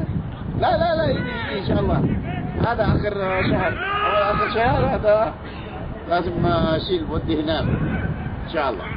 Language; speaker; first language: Arabic; non-native, learner; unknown